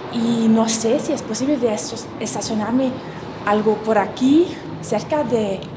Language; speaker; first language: Spanish; non-native, learner; English